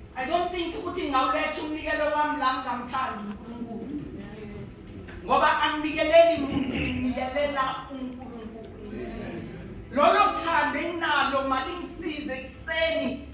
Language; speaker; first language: Zulu; native; Zulu